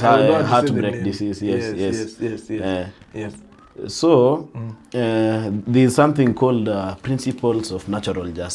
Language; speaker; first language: English; non-native, local second language; Swahili